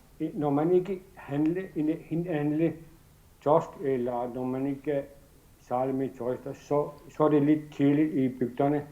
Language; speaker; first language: Danish; non-native, local second language; Kalaallisut